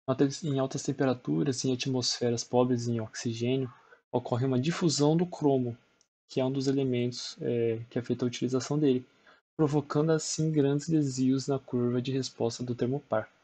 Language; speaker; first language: Portuguese; native; Portuguese